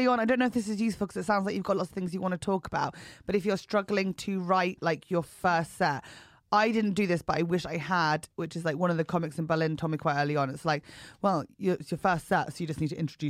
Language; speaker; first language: English; native; English